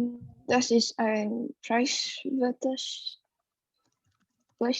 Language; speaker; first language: German; non-native, learner; Indonesian